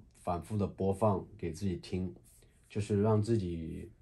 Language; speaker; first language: Chinese; native; Chinese